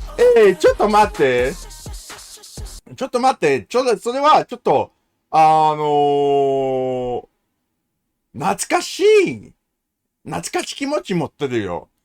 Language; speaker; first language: Japanese; non-native, learner; English